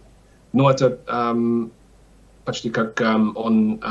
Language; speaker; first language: Russian; non-native, learner; English